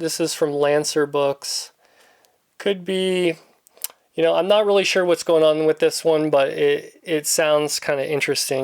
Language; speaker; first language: English; native; English